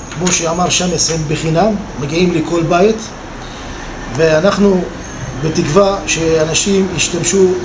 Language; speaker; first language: Hebrew; non-native, local second language; Arabic